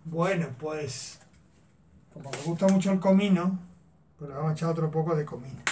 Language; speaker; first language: Spanish; native; Spanish